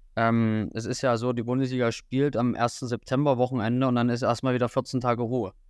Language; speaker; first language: German; native; German